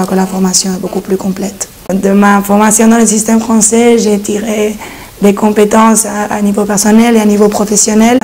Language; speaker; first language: French; non-native, fluent; Spanish